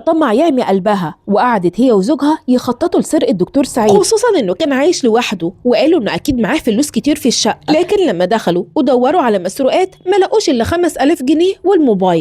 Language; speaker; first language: Arabic; native; Arabic